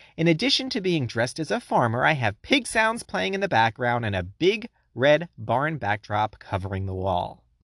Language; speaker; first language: English; native; English